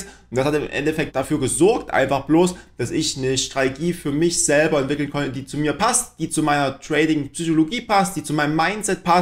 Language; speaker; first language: German; native; German